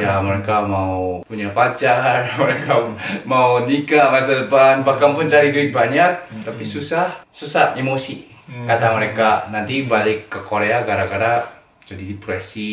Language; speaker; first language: Indonesian; non-native, fluent; Korean